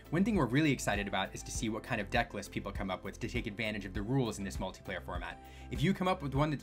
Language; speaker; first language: English; native; English